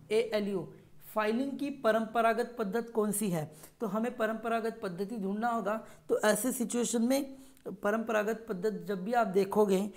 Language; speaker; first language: Hindi; non-native, local second language; Marathi